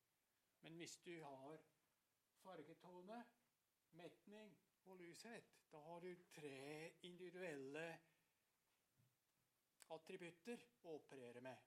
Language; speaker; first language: Norwegian; non-native, fluent; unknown